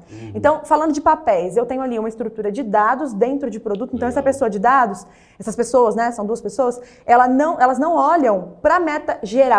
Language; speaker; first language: Portuguese; native; Portuguese